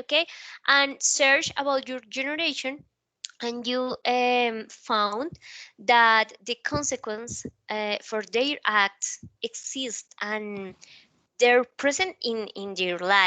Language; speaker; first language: English; non-native, learner; Spanish